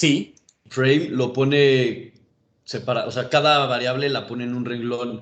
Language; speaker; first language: Spanish; native; Spanish